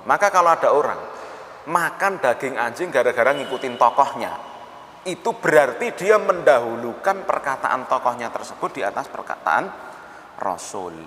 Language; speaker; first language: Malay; non-native, local second language; Javanese